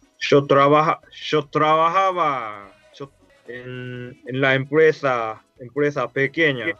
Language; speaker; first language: Spanish; non-native, learner; Japanese